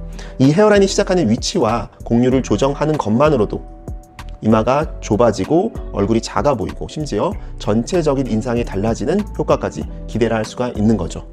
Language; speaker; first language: Korean; native; Korean